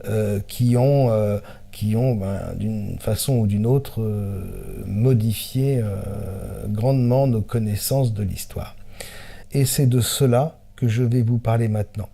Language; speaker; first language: French; native; French